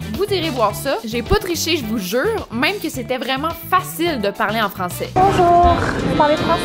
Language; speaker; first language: French; native; French